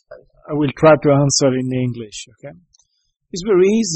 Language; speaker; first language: English; non-native, learner; Italian